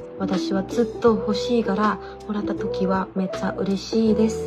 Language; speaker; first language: Japanese; non-native, learner; Thai